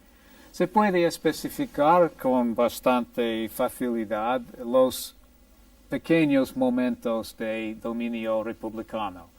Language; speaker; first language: Spanish; non-native, fluent; English